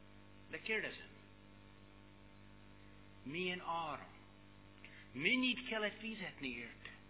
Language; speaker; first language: Hungarian; non-native, learner; English